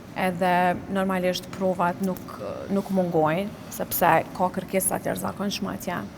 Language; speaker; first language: Albanian; native; Albanian